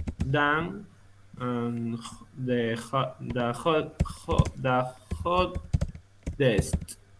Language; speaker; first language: English; non-native, learner; Spanish